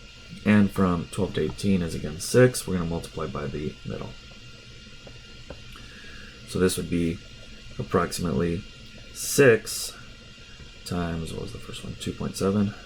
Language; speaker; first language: English; native; English